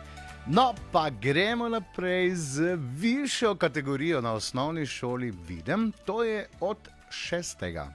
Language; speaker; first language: Slovenian; native; Slovenian